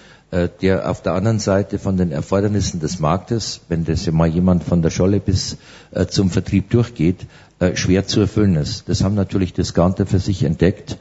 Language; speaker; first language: German; native; German